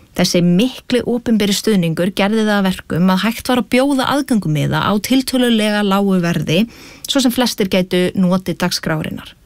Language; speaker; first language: Icelandic; native; Icelandic